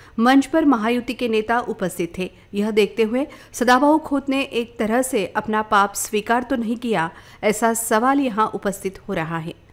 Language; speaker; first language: Hindi; non-native, local second language; Marathi